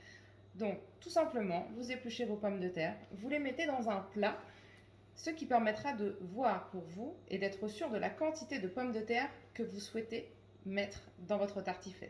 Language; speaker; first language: French; native; French